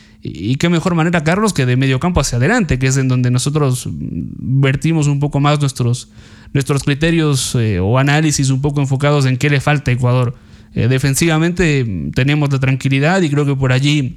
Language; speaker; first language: Spanish; native; Spanish